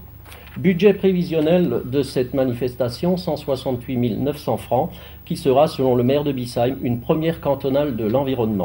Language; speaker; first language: French; native; French